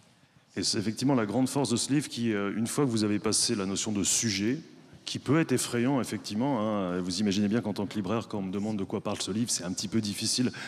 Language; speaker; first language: French; native; French